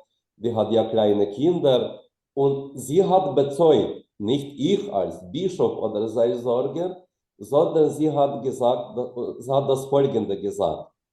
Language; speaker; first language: German; non-native, fluent; Ukrainian